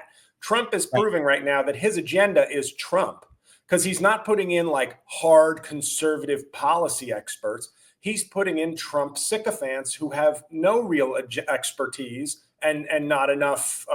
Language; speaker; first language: English; native; English